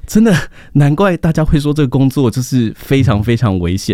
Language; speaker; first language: Chinese; native; Chinese